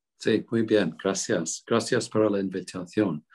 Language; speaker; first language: Spanish; non-native, fluent; English